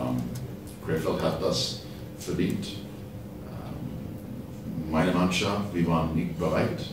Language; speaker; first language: German; non-native, fluent; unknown